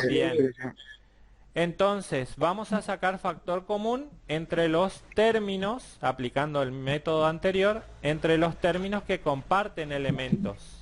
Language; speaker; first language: Spanish; native; Spanish